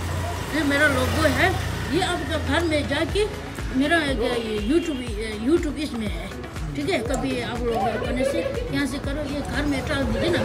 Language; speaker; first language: Hindi; non-native, local second language; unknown